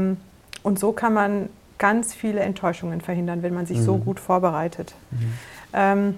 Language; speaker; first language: German; native; German